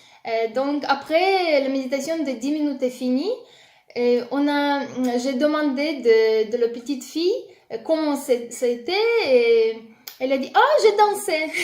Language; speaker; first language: French; non-native, learner; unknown